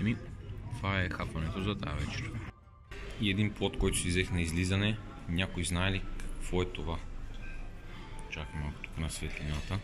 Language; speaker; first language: Bulgarian; native; Bulgarian